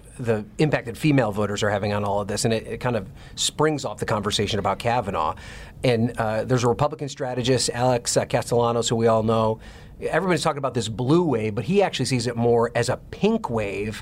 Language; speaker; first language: English; native; English